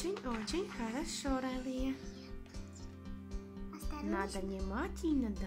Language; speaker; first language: Russian; non-native, learner; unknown